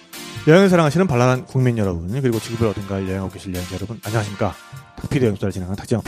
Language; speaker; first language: Korean; native; Korean